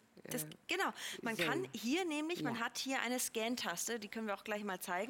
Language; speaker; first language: German; native; German